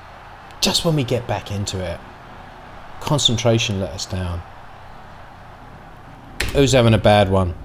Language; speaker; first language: English; native; English